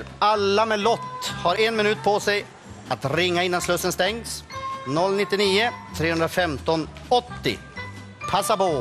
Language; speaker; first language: Swedish; native; Swedish